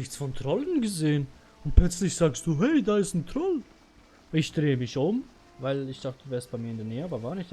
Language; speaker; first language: German; native; German